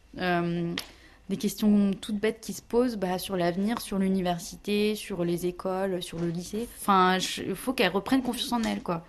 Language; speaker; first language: French; native; French